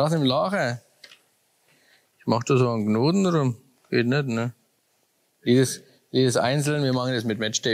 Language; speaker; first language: German; native; German